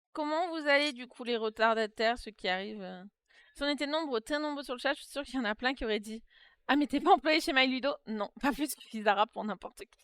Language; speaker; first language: French; native; French